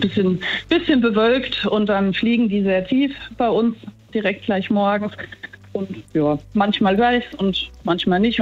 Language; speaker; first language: German; native; German